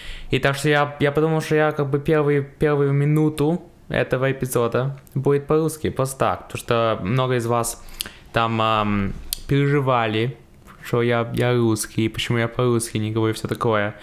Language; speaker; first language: Russian; early bilingual, heritage; Russian